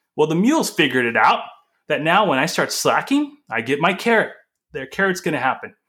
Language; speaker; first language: English; early bilingual, other home language; Portuguese